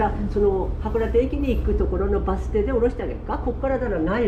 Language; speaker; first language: Japanese; native; Japanese